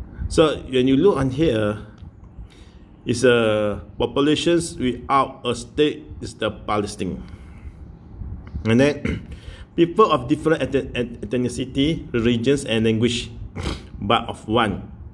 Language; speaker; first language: English; non-native, local second language; Malay